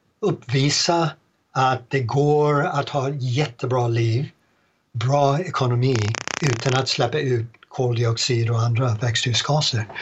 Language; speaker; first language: Swedish; non-native, fluent; English